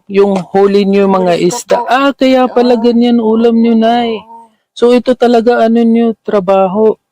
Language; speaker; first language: Filipino; non-native, learner; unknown